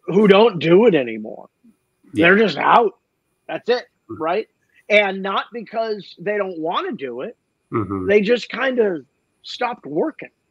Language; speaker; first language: English; native; English